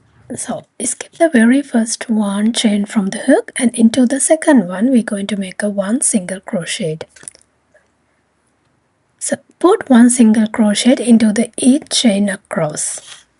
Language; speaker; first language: English; non-native, fluent; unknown